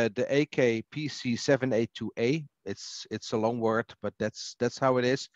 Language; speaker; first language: English; non-native, fluent; Dutch